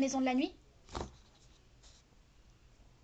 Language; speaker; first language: French; native; French